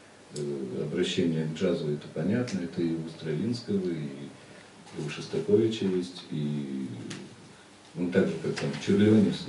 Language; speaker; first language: Russian; native; Russian